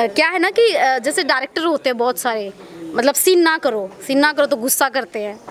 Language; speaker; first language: Hindi; native; Hindi